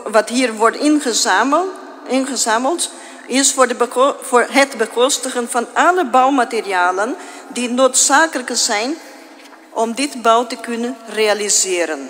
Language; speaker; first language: Dutch; non-native, fluent; Portuguese